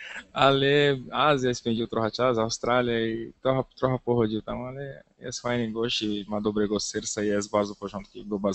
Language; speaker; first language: Polish; non-native, learner; Portuguese